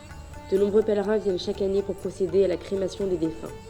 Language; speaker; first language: French; native; French